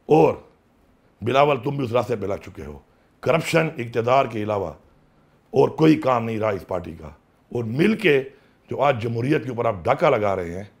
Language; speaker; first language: Urdu; non-native, local second language; Pashto